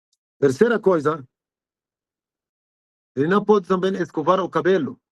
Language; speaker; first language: Portuguese; non-native, fluent; Arabic